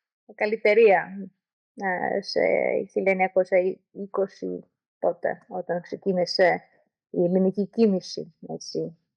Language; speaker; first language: Greek; non-native, learner; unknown